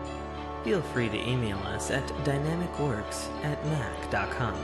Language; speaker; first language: English; native; English